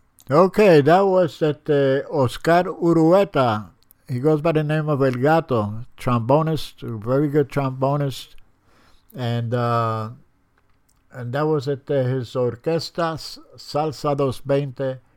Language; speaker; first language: English; early bilingual, other home language; Spanish